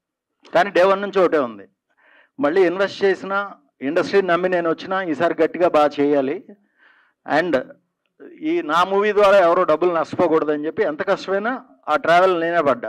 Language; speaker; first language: Telugu; native; Telugu